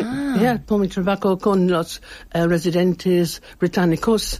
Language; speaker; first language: Spanish; non-native, learner; English